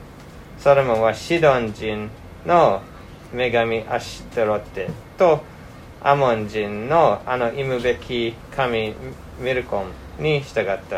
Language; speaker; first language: Japanese; non-native, fluent; English